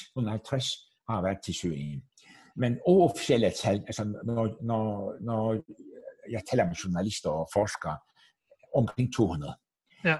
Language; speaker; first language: Danish; non-native, fluent; Turkish